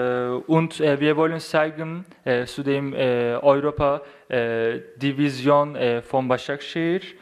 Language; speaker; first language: German; non-native, fluent; Turkish